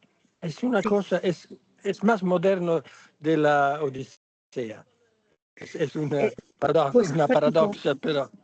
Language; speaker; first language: Spanish; non-native, fluent; Italian